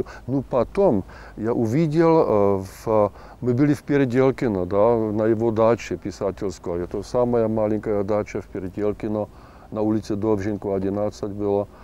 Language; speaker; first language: Russian; non-native, fluent; Czech